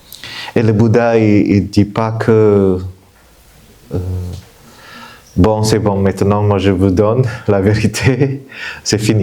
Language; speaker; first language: French; non-native, fluent; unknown